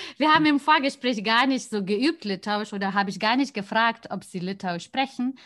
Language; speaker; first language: German; non-native, fluent; Lithuanian